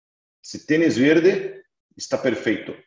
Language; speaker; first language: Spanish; non-native, fluent; Portuguese